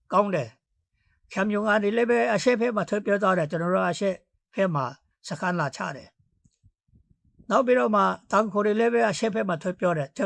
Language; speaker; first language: Burmese; non-native, local second language; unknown